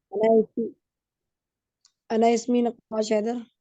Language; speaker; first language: Arabic; non-native, learner; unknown